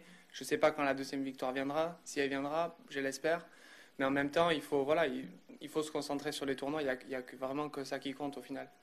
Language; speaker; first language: French; native; French